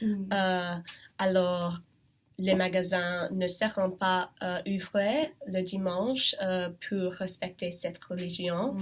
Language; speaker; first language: French; non-native, learner; English